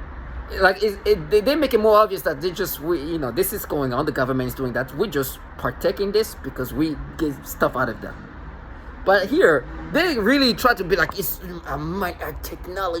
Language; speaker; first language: English; non-native, fluent; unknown